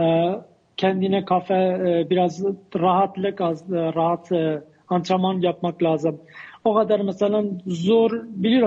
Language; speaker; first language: Turkish; non-native, learner; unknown